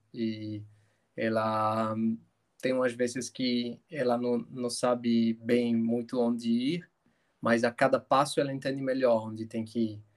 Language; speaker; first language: Portuguese; non-native, fluent; Italian